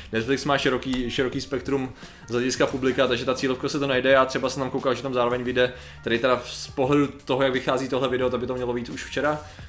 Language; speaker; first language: Czech; native; Czech